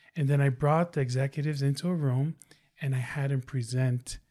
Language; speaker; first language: English; non-native, fluent; Tongan